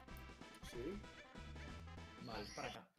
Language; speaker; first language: Spanish; native; Spanish